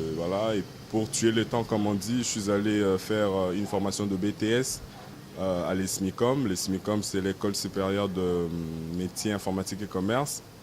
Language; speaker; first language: French; non-native, local second language; Lingala